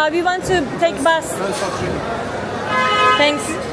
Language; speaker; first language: English; non-native, learner; Turkish